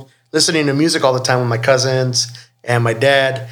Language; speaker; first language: English; native; English